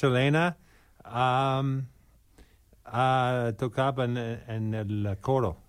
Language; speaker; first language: Spanish; non-native, learner; English